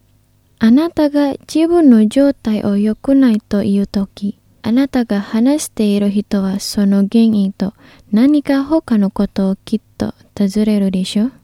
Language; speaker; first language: Japanese; non-native, fluent; Indonesian